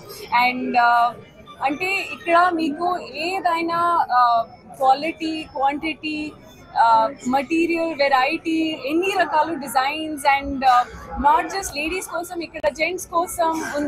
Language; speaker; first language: Telugu; non-native, learner; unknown